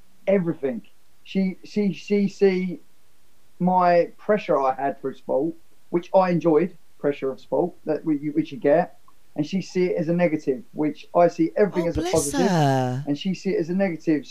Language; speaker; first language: English; native; English